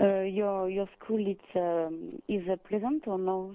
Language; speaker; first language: English; non-native, learner; French